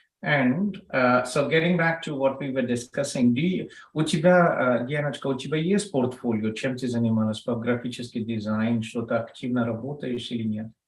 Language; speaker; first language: Russian; non-native, fluent; Telugu